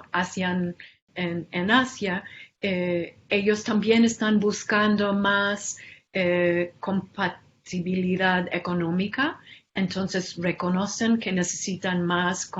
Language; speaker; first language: Spanish; non-native, fluent; English